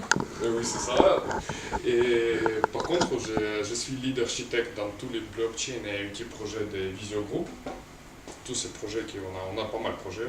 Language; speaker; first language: French; non-native, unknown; Russian